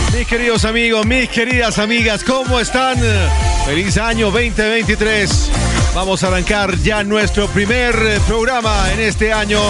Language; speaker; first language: Spanish; native; Spanish